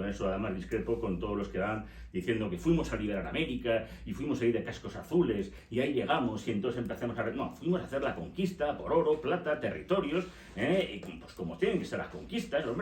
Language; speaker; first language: Spanish; native; Spanish